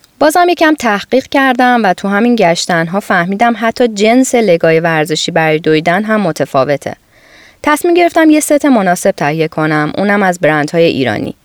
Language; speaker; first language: Persian; native; Persian